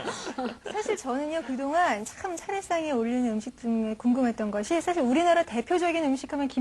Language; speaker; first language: Korean; native; Korean